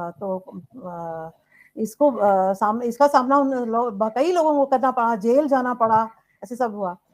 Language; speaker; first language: Hindi; non-native, local second language; Tamil